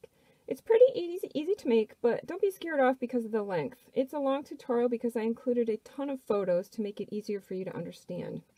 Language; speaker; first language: English; native; English